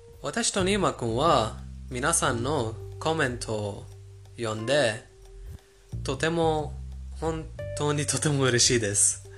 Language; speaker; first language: Japanese; non-native, fluent; Persian